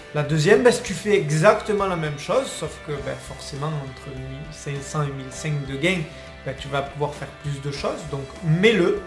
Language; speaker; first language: French; native; French